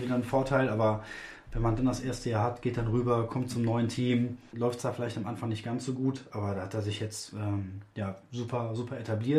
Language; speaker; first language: German; native; German